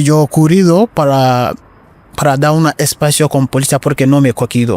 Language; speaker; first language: Spanish; non-native, learner; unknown